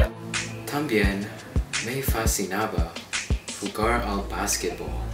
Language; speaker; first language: Spanish; non-native, learner; English